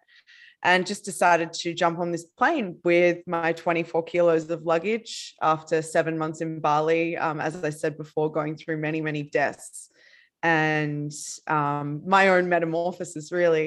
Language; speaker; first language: English; native; English